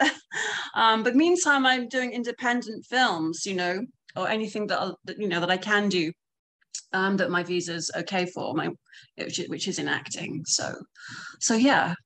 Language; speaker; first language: English; native; English